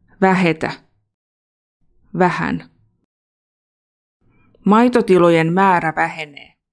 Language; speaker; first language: Finnish; non-native, fluent; Russian